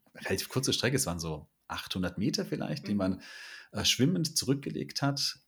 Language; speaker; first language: German; native; German